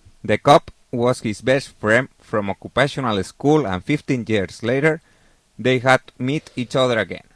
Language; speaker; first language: English; non-native, fluent; Catalan